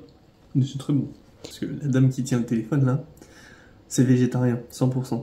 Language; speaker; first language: French; native; French